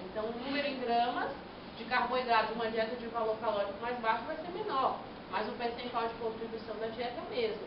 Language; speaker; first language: Portuguese; native; Portuguese